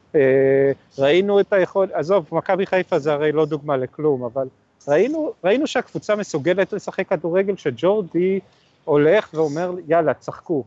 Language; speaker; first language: Hebrew; native; Hebrew